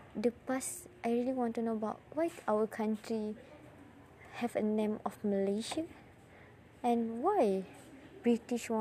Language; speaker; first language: English; non-native, learner; Malay